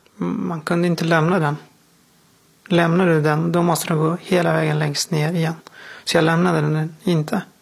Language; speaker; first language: Swedish; non-native, fluent; Persian